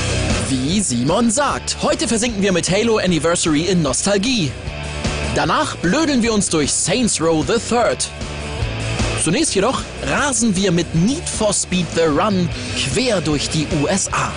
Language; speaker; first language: German; native; German